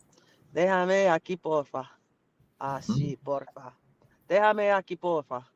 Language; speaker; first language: Spanish; non-native, learner; English